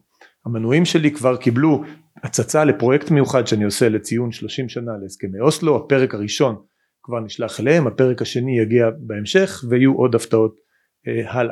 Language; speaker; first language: Hebrew; native; Hebrew